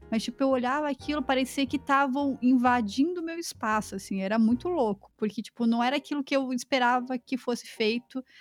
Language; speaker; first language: Portuguese; native; Portuguese